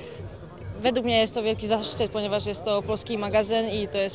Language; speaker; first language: Polish; native; Polish